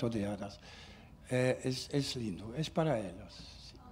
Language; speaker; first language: Spanish; non-native, learner; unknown